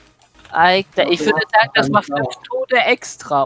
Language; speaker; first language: German; native; German